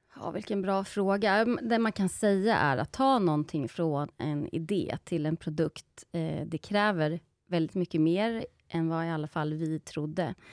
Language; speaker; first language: Swedish; native; Swedish